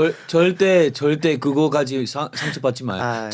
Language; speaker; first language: Korean; non-native, fluent; English